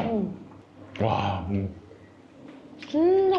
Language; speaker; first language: Korean; non-native, learner; Vietnamese